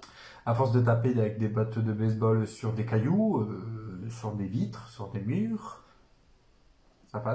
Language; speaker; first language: French; native; French